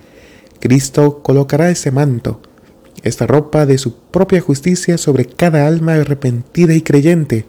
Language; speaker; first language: Spanish; native; Spanish